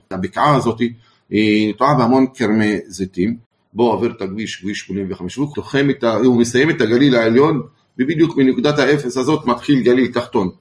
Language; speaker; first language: Hebrew; non-native, local second language; Arabic